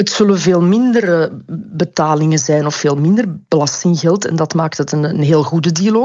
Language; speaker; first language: Dutch; native; Dutch